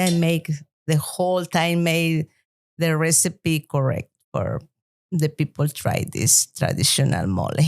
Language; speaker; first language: English; non-native, learner; Spanish